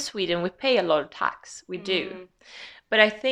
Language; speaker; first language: English; non-native, fluent; Swedish